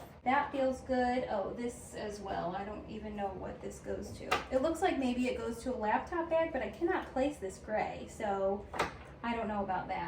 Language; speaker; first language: English; native; English